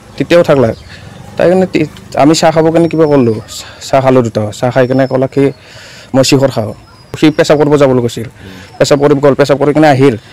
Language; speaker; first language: Assamese; non-native, local second language; Bodo